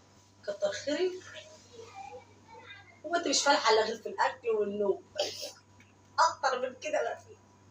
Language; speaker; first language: Arabic; native; Arabic